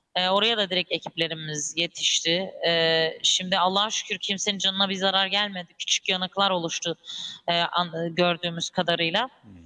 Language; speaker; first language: Turkish; early bilingual, heritage; Turkish